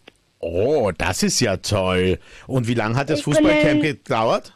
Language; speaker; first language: German; native; German